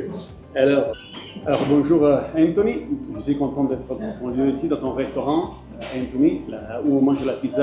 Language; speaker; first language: French; non-native, fluent; Italian